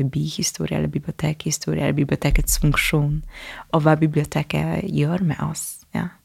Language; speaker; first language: Norwegian; non-native, fluent; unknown